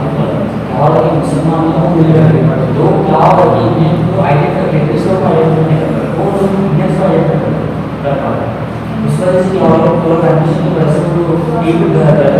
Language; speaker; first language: Hindi; non-native, local second language; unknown